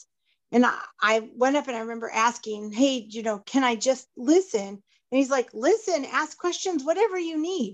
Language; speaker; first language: English; native; English